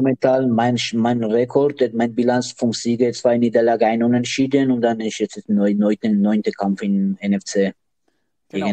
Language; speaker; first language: German; non-native, learner; Georgian